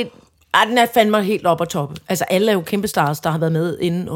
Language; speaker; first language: Danish; native; Danish